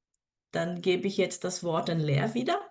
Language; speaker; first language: German; non-native, fluent; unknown